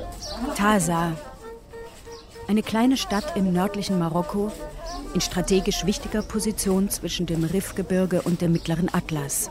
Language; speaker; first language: German; native; German